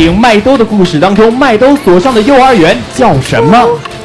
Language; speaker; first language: Chinese; native; Chinese